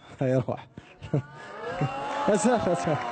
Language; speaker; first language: Arabic; native; Arabic